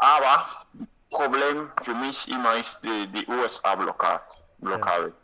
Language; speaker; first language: German; non-native, learner; Spanish